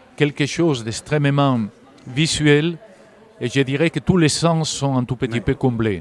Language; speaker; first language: French; non-native, fluent; Galician